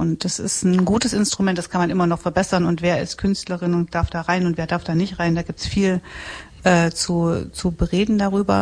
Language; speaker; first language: German; native; German